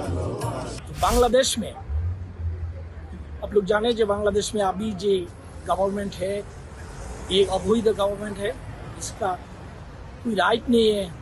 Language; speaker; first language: Hindi; non-native, learner; Bangla